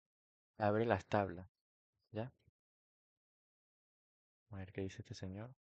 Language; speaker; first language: Spanish; native; Spanish